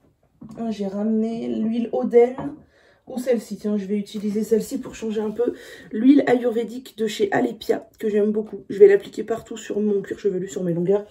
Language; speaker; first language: French; native; French